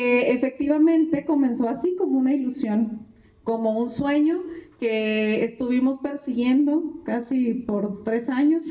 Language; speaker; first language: Spanish; native; Spanish